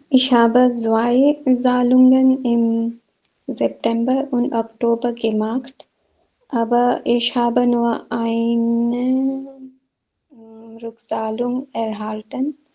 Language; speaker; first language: German; non-native, learner; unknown